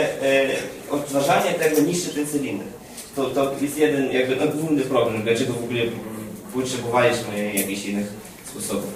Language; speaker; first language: Polish; non-native, fluent; Ukrainian